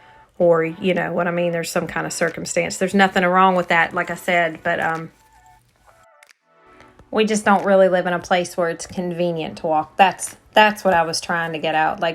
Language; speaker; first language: English; native; English